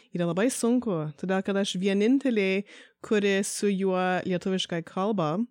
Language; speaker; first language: Lithuanian; early bilingual, heritage; Lithuanian